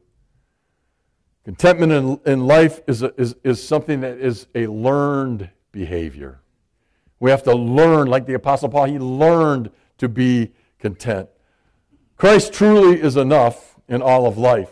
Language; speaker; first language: English; native; English